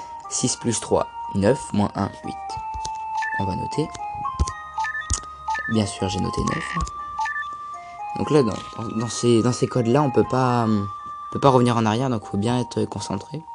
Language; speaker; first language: French; native; French